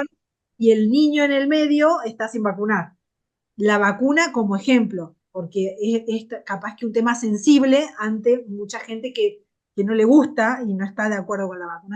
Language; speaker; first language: Spanish; native; Spanish